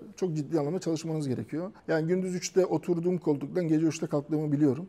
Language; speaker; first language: Turkish; native; Turkish